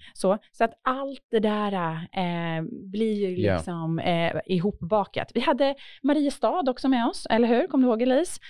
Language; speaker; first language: Swedish; native; Swedish